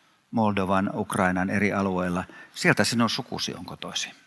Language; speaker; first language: Finnish; native; Finnish